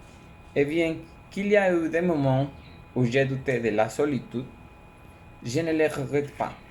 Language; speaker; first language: French; non-native, learner; Spanish